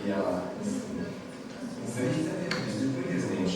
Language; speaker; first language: Slovenian; non-native, learner; Polish